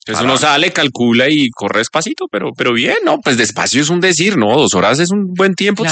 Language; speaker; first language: Spanish; native; Spanish